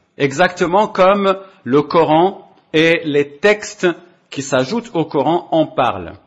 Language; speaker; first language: French; non-native, local second language; Arabic